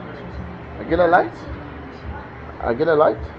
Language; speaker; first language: Spanish; non-native, learner; English